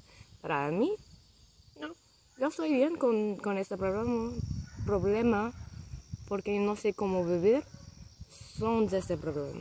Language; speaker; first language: Spanish; non-native, learner; English